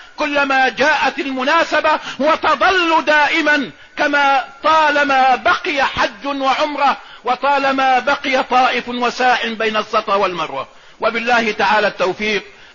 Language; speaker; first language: Arabic; native; Arabic